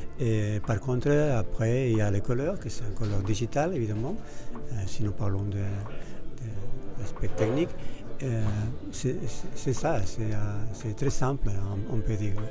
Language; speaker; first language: French; non-native, fluent; Spanish